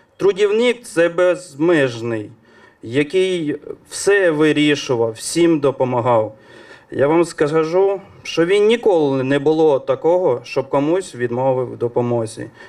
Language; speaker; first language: Ukrainian; native; Ukrainian